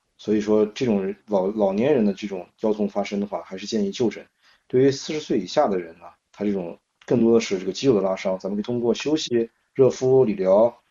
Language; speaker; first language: Chinese; native; Chinese